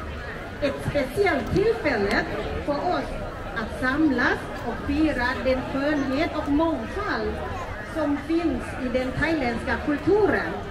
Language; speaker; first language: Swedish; non-native, fluent; Thai